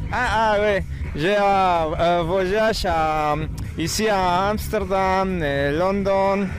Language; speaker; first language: French; non-native, learner; Spanish